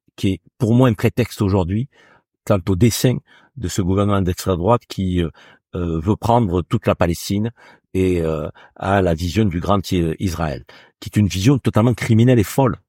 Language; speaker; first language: French; native; French